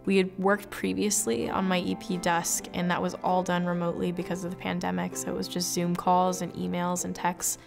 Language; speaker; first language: English; native; English